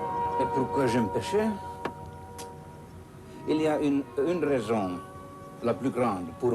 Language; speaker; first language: French; non-native, fluent; Finnish